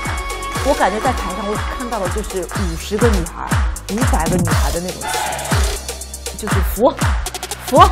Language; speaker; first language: Chinese; native; Chinese